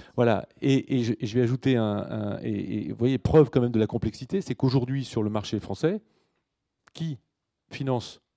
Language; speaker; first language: French; native; French